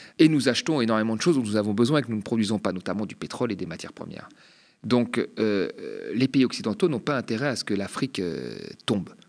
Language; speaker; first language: French; native; French